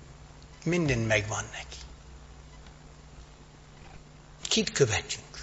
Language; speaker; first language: Hungarian; non-native, fluent; English